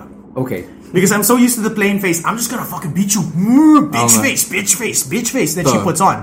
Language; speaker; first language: English; non-native, local second language; Filipino